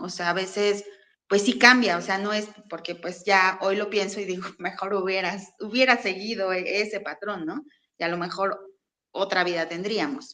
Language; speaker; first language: Spanish; native; Spanish